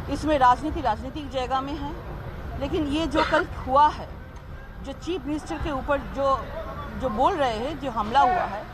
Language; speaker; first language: Hindi; non-native, local second language; Bangla